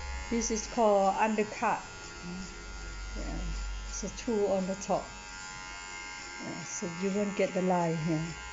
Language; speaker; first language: English; non-native, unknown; Thai